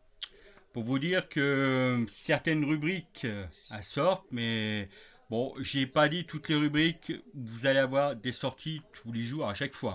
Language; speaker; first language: French; native; French